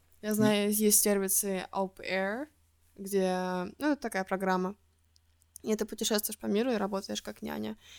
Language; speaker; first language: Russian; native; Russian